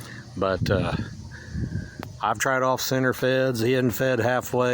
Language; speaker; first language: English; native; English